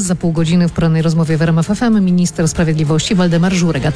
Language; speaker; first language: Polish; native; Polish